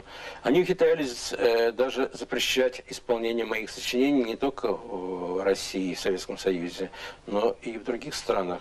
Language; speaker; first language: Russian; native; Russian